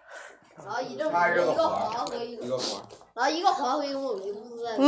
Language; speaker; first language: Chinese; native; Chinese